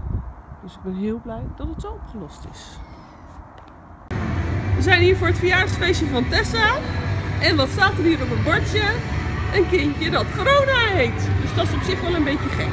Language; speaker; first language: Dutch; native; Dutch